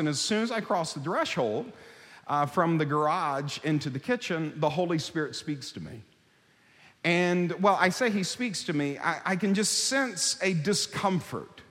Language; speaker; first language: English; native; English